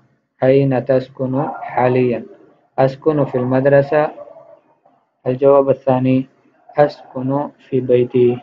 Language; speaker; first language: Arabic; non-native, fluent; Urdu